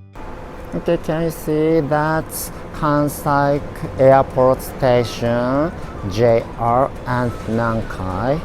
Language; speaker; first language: English; non-native, learner; Japanese